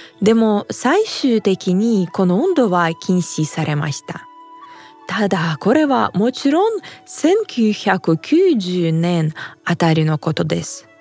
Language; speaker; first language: Japanese; non-native, fluent; Russian